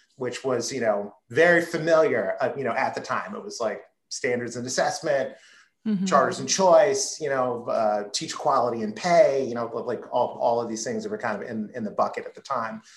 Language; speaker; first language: English; native; English